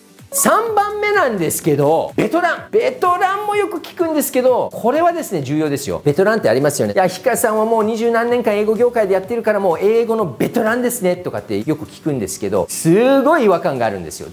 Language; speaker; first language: Japanese; native; Japanese